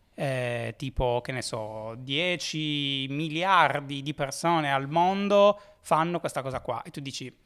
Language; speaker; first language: Italian; native; Italian